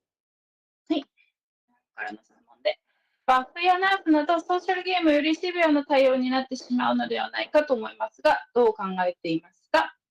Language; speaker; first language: Japanese; native; Japanese